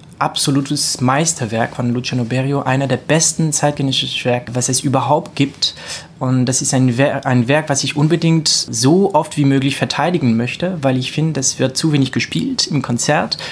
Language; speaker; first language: German; non-native, fluent; French